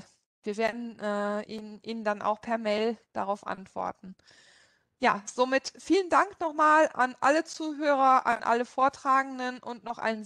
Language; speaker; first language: German; non-native, local second language; Luxembourgish